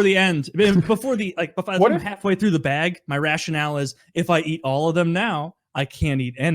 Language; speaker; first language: English; native; English